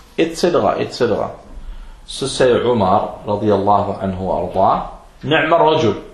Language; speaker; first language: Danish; non-native, fluent; Arabic